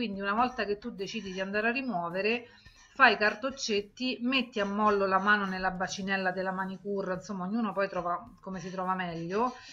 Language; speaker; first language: Italian; native; Italian